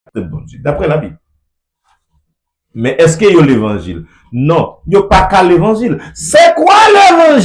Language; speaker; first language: French; non-native, learner; Haitian Creole